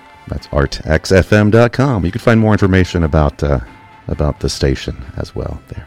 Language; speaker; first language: English; native; English